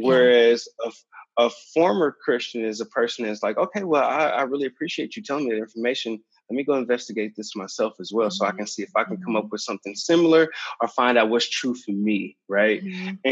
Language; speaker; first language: English; native; English